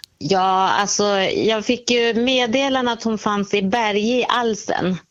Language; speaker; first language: Swedish; native; Swedish